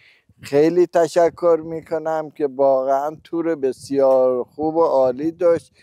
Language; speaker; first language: Persian; native; Persian